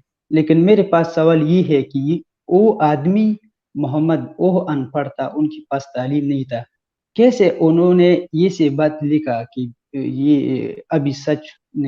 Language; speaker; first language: Hindi; non-native, learner; Pashto